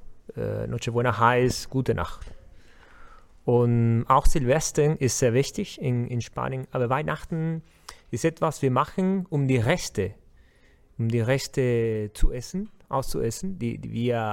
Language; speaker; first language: German; non-native, learner; Spanish